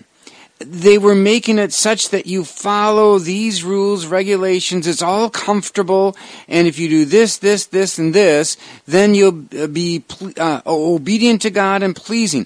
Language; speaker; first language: English; native; English